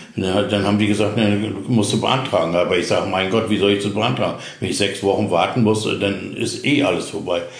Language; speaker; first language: German; native; German